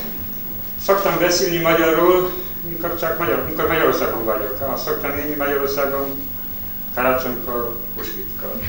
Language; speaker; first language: Hungarian; non-native, learner; Polish